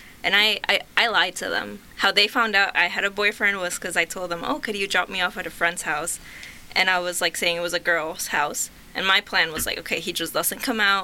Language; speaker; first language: English; early bilingual, other home language; Spanish